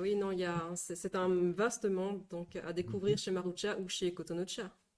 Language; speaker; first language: French; native; French